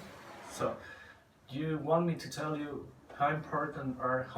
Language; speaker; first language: English; non-native, fluent; Spanish